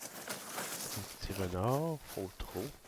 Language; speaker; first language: French; native; French